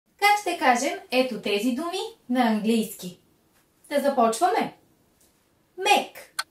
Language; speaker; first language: Bulgarian; native; Bulgarian